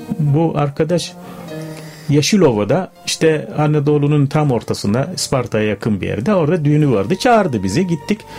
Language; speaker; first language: Turkish; non-native, fluent; Arabic